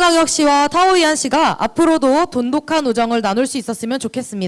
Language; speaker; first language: Korean; native; Korean